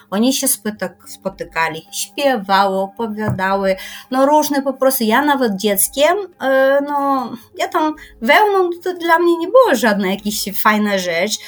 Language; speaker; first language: Polish; non-native, fluent; Kyrgyz